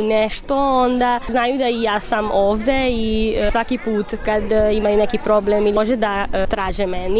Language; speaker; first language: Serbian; non-native, local second language; Hungarian